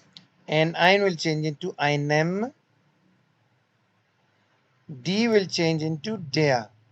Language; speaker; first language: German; non-native, learner; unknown